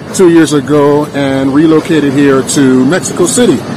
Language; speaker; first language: English; native; English